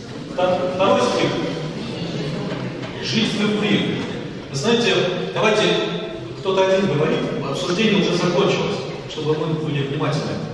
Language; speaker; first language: Russian; native; Russian